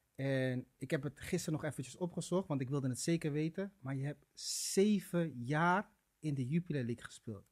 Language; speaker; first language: Dutch; native; Dutch